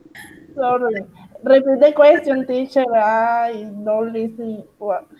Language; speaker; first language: English; non-native, learner; Spanish